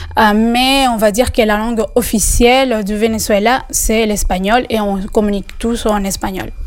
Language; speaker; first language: French; non-native, fluent; Spanish